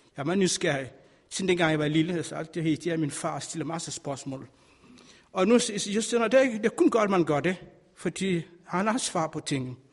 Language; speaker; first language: Danish; non-native, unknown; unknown